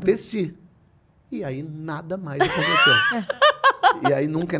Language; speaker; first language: Portuguese; native; Portuguese